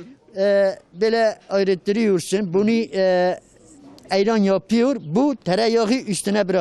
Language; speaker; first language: Turkish; non-native, local second language; Kurdish